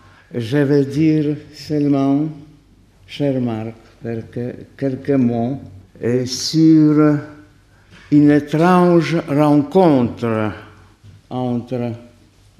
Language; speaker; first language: French; non-native, fluent; Polish